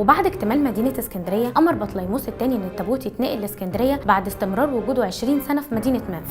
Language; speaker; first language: Arabic; native; Arabic